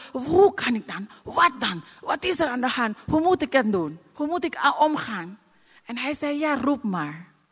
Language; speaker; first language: Dutch; non-native, fluent; Indonesian